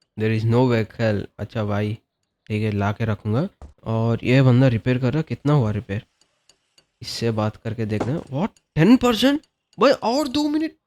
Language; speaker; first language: Hindi; non-native, local second language; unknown